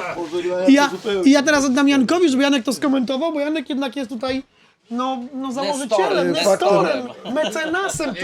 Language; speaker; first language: Polish; native; Polish